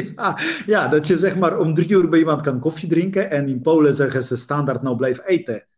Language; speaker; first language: Dutch; non-native, fluent; Polish